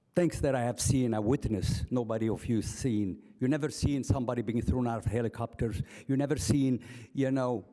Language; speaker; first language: English; non-native, fluent; Arabic